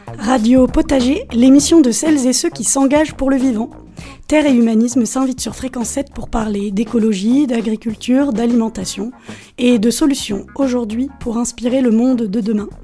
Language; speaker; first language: French; native; French